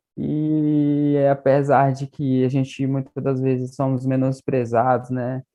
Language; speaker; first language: Portuguese; non-native, local second language; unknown